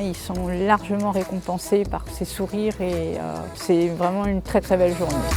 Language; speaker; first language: French; native; French